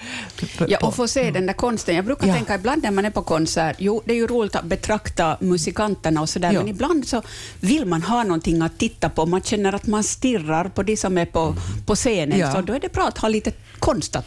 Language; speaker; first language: Swedish; native; Swedish